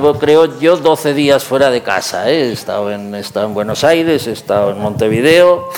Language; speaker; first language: Spanish; native; Spanish